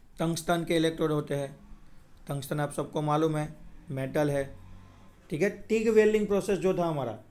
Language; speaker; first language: Hindi; non-native, local second language; Gujarati